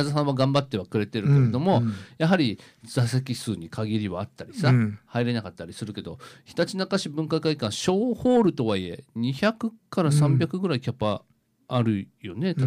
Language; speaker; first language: Japanese; native; Japanese